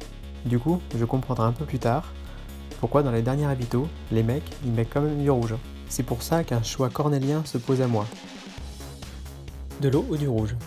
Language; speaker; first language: French; native; French